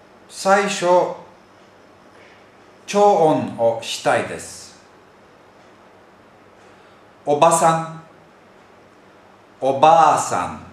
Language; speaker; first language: Japanese; non-native, fluent; Turkish